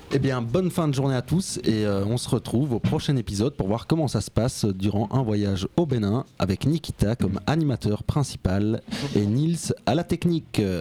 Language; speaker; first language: French; native; French